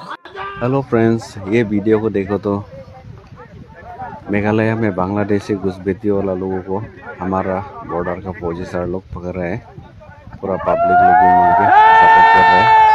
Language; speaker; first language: Hindi; non-native, local second language; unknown